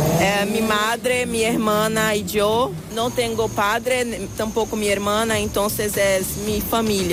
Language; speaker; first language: Spanish; non-native, fluent; Portuguese